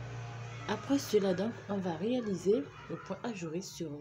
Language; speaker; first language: French; native; French